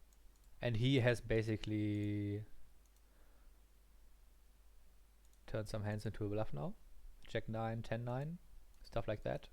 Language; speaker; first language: English; non-native, fluent; German